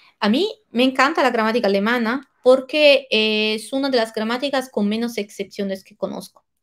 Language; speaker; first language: Spanish; non-native, fluent; Italian